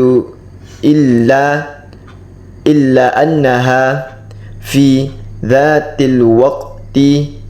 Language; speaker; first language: Arabic; non-native, learner; Indonesian